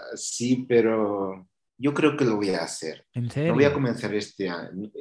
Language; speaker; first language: Spanish; native; Spanish